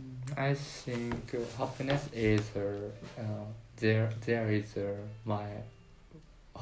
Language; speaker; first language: English; non-native, learner; Japanese